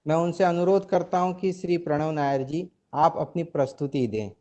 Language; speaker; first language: Hindi; non-native, local second language; Gujarati